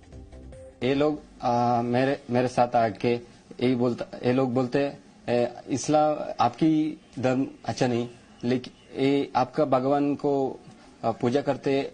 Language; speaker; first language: Hindi; non-native, local second language; Malayalam